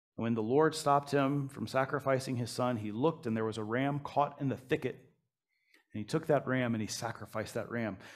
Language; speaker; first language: English; native; English